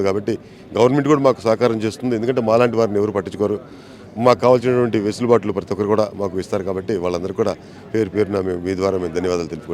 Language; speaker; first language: Telugu; native; Telugu